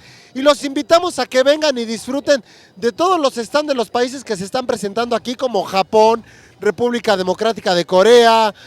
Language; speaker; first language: Spanish; native; Spanish